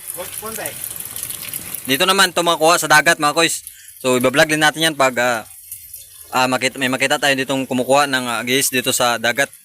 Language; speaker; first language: Filipino; non-native, local second language; Cebuano